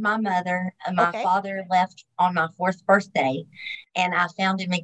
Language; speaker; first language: English; native; English